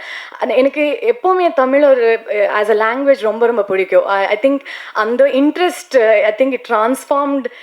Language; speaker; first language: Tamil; non-native, learner; Kannada